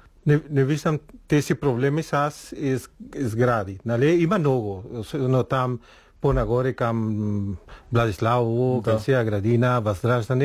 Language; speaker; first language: Bulgarian; non-native, fluent; Spanish